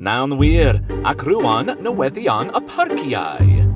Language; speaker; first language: Welsh; non-native, learner; English